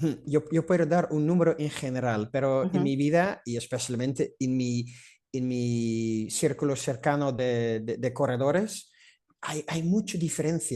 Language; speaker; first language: Spanish; non-native, fluent; Dutch